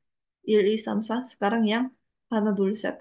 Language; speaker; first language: Indonesian; native; Indonesian